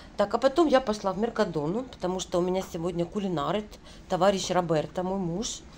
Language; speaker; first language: Russian; native; Russian